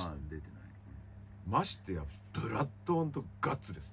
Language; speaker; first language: Japanese; native; Japanese